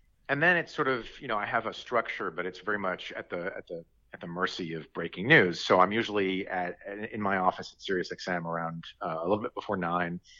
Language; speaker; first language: English; early bilingual, other home language; French